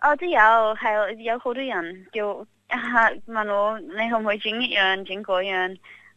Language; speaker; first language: Cantonese; early bilingual, heritage; Cantonese